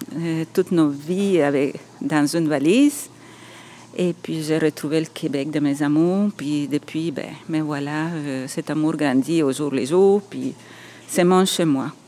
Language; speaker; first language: French; non-native, fluent; Spanish